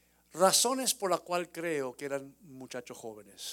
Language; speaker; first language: Spanish; native; Spanish